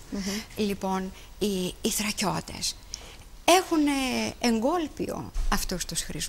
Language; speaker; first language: Greek; native; Greek